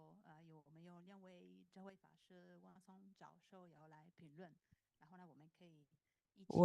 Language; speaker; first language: Chinese; non-native, fluent; Italian